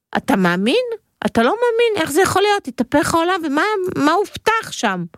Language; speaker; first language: Hebrew; native; Hebrew